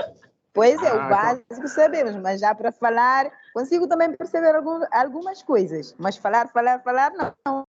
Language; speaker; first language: Portuguese; non-native, local second language; Kabuverdianu